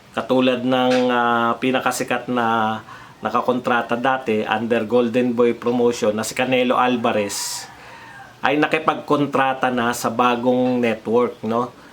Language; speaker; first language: Filipino; native; Filipino